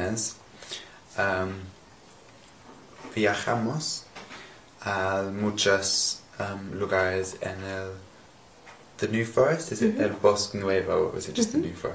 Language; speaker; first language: Spanish; non-native, learner; English